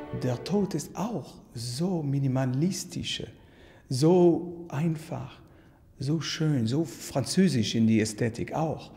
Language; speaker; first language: German; non-native, learner; French